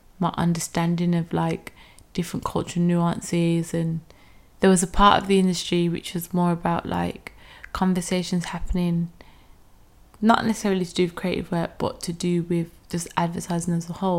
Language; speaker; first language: English; native; English